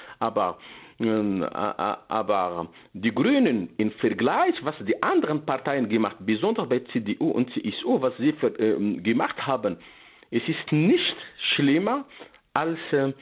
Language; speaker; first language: German; non-native, learner; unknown